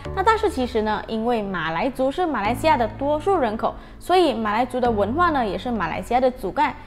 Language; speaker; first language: Chinese; native; Chinese